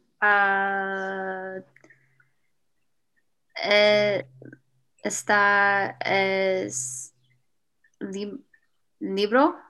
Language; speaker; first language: Spanish; non-native, learner; English